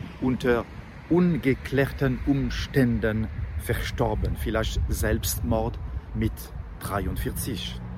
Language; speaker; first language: German; non-native, fluent; French